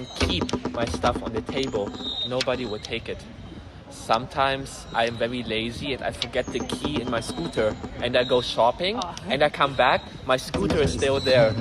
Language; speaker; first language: English; non-native, fluent; German